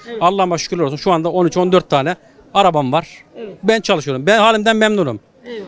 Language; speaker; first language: Turkish; native; Turkish